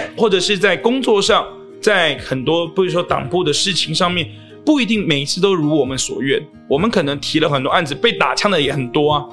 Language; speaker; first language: Chinese; native; Chinese